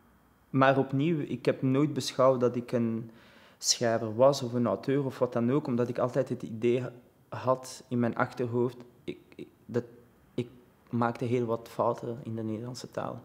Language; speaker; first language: Dutch; early bilingual, other home language; Arabic